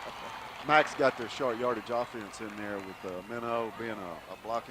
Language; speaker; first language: English; native; English